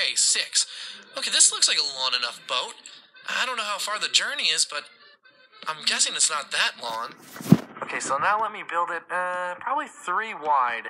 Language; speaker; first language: English; native; English